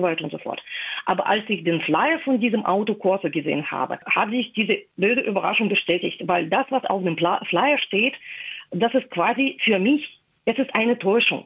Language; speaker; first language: German; non-native, fluent; Russian